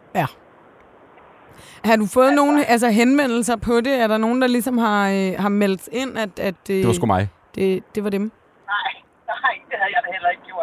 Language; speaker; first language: Danish; native; Danish